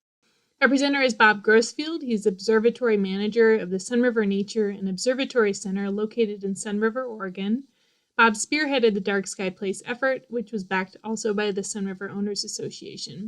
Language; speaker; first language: English; native; English